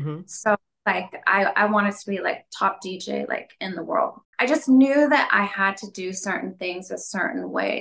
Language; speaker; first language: English; native; English